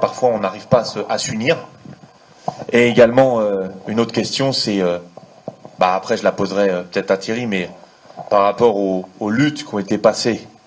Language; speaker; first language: French; native; French